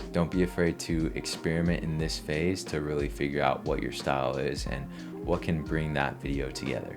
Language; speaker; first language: English; native; English